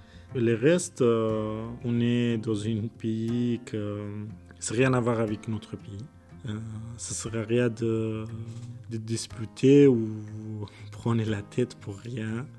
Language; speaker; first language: French; non-native, learner; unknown